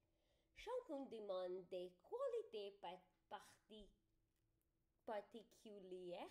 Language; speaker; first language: French; non-native, learner; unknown